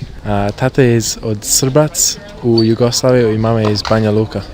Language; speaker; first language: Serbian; early bilingual, heritage; Serbian